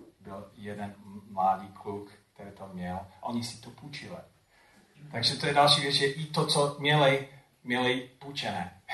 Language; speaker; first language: Czech; non-native, fluent; English